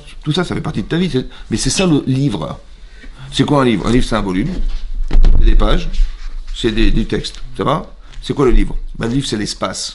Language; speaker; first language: French; native; French